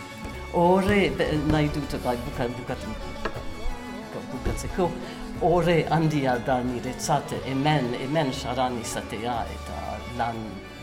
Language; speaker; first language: Basque; non-native, learner; English